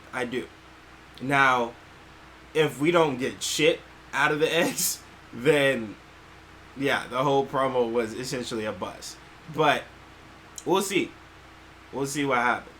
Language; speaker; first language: English; native; English